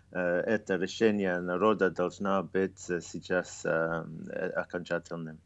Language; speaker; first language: Russian; non-native, fluent; English